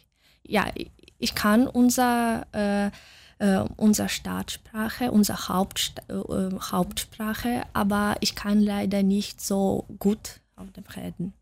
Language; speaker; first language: German; non-native, fluent; Russian